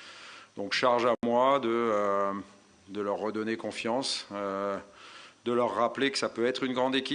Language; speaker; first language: French; native; French